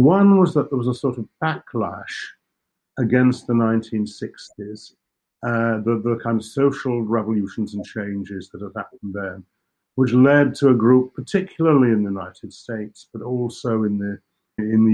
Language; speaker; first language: English; native; English